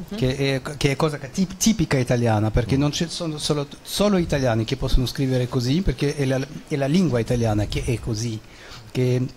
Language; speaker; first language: Italian; non-native, fluent; French